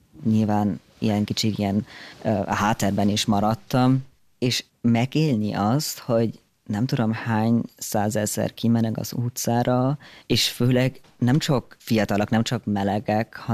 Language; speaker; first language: Hungarian; non-native, fluent; German